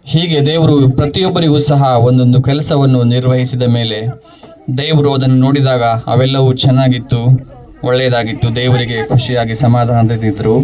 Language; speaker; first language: Kannada; native; Kannada